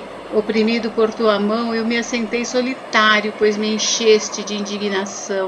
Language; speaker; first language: Portuguese; native; Portuguese